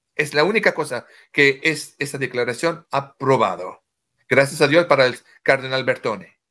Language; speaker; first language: Spanish; non-native, fluent; French